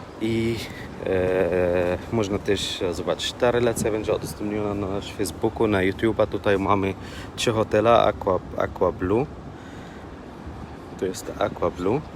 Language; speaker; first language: Polish; non-native, learner; Arabic